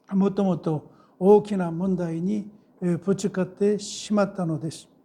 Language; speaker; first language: Japanese; non-native, fluent; Korean